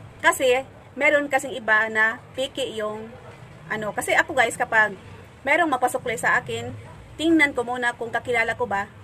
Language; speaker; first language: Filipino; non-native, local second language; Cebuano